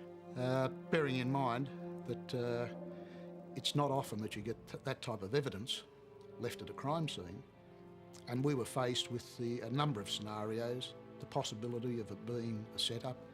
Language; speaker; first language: English; native; English